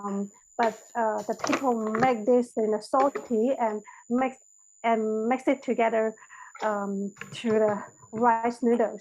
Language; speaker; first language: English; non-native, learner; Chinese